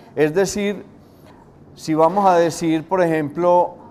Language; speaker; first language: Spanish; native; Spanish